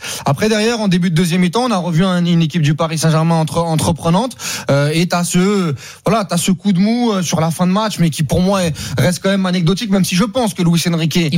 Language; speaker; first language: French; native; French